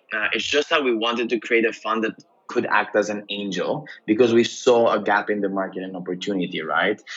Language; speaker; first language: English; non-native, fluent; Greek